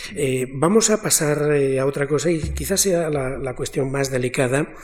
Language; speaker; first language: Spanish; native; Spanish